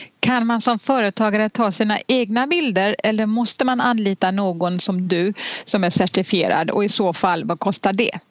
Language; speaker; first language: Swedish; native; Swedish